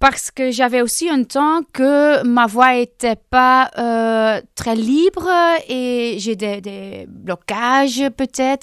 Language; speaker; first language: French; non-native, local second language; Dutch